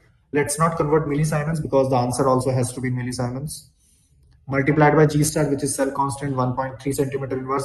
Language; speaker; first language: English; non-native, local second language; Hindi